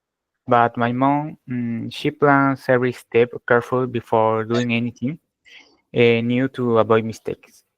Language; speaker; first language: English; non-native, learner; Spanish